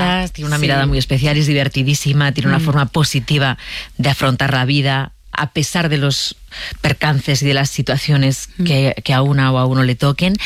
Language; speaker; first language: Spanish; native; Spanish